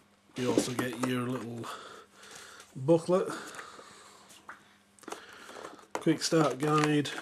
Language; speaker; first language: English; native; English